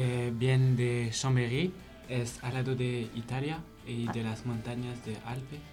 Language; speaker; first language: Spanish; non-native, learner; French